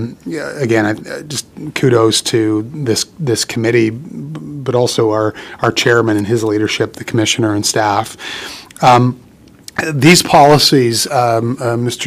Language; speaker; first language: English; native; English